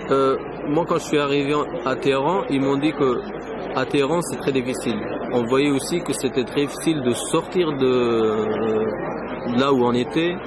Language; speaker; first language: French; non-native, fluent; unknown